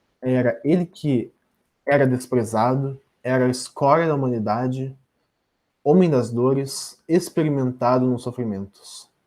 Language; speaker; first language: Portuguese; native; Portuguese